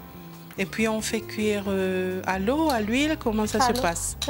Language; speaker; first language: French; non-native, local second language; Morisyen